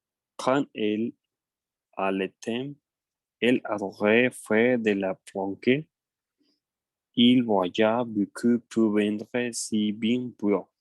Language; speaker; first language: French; non-native, learner; Spanish